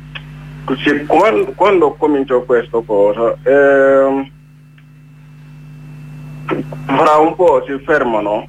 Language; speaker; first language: Italian; non-native, learner; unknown